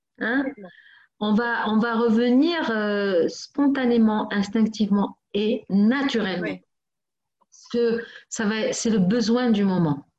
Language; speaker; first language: French; non-native, local second language; Arabic